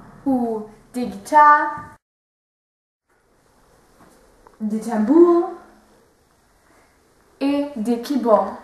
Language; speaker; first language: French; non-native, learner; German